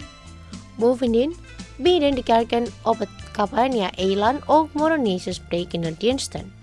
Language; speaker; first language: Dutch; non-native, fluent; Indonesian